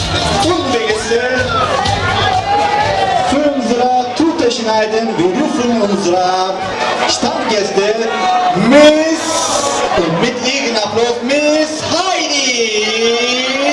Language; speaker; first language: German; non-native, learner; Turkish